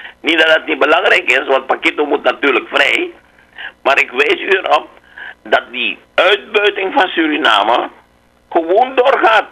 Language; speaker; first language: Dutch; native; Dutch